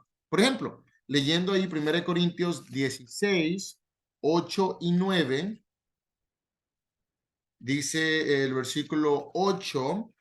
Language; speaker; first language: Spanish; native; Spanish